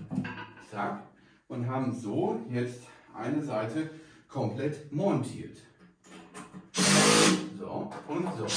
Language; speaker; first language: German; native; German